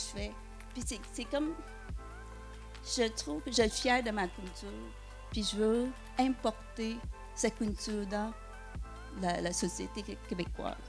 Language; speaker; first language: French; non-native, fluent; Vietnamese